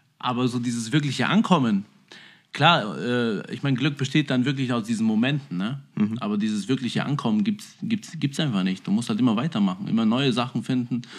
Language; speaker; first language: German; early bilingual, other home language; Albanian